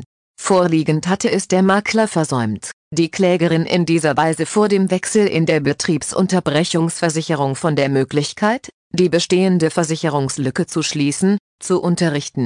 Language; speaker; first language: German; native; German